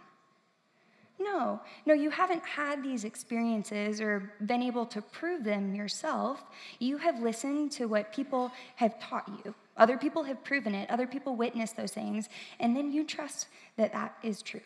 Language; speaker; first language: English; native; English